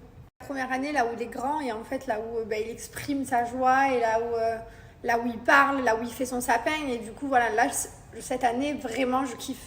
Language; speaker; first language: French; native; French